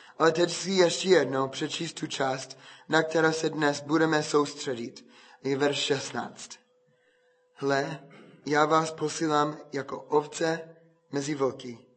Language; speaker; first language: Czech; non-native, fluent; English